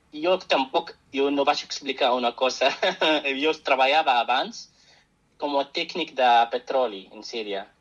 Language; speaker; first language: Catalan; non-native, fluent; Arabic